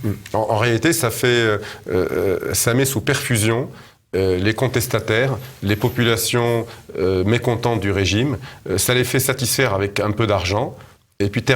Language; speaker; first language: French; native; French